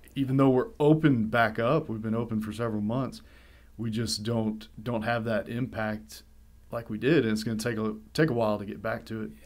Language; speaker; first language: English; native; English